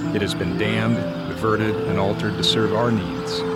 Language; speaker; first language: English; native; English